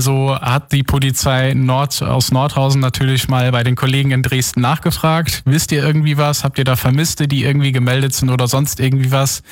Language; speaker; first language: German; native; German